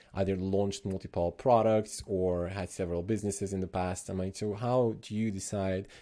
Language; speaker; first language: English; non-native, fluent; Slovenian